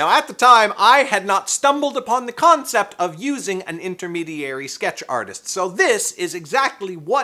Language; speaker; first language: English; native; English